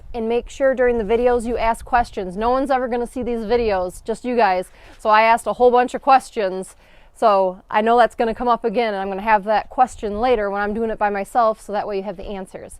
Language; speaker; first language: English; native; English